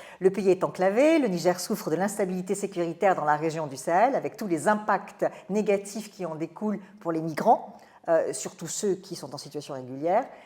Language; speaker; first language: French; native; French